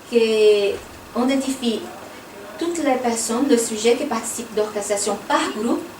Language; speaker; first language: French; non-native, fluent; Portuguese